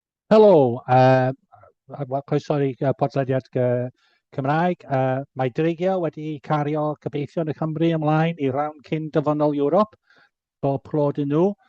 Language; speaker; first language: Welsh; non-native, local second language; English